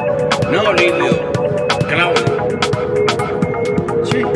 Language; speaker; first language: Italian; non-native, local second language; Venetian